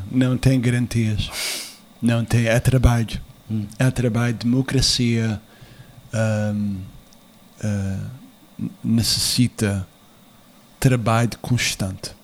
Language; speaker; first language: Portuguese; early bilingual, heritage; Portuguese